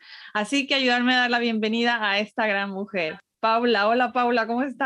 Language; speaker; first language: Spanish; native; Spanish